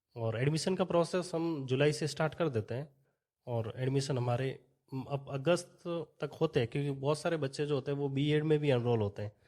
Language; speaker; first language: Hindi; native; Hindi